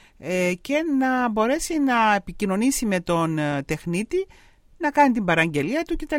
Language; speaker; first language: Greek; native; Greek